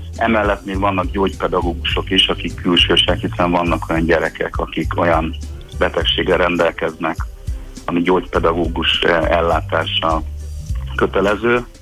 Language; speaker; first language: Hungarian; native; Hungarian